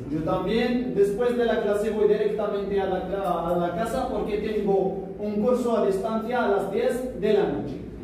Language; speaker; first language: Spanish; non-native, fluent; Arabic